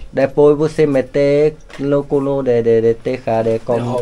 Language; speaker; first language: Portuguese; non-native, learner; Vietnamese